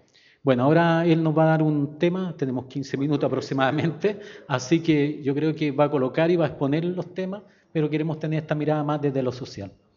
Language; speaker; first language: Spanish; native; Spanish